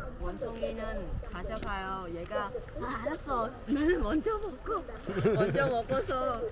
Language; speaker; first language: Korean; non-native, learner; Vietnamese